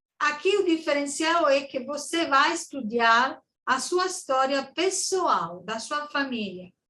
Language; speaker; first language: Portuguese; non-native, learner; Italian